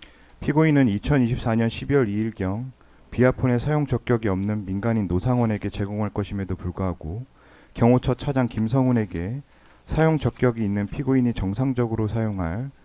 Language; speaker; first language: Korean; native; Korean